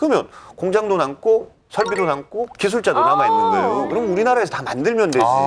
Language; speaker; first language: Korean; native; Korean